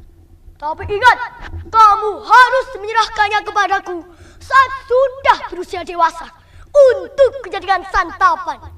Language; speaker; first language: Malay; non-native, local second language; Javanese